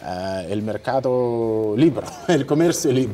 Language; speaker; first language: Spanish; non-native, fluent; Russian